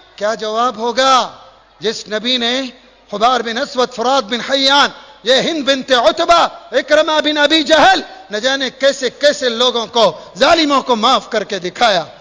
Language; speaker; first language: Urdu; native; Urdu